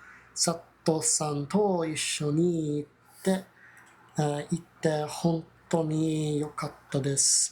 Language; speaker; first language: Japanese; non-native, learner; English